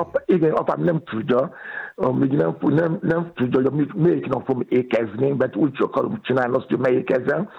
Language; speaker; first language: Hungarian; non-native, learner; Yoruba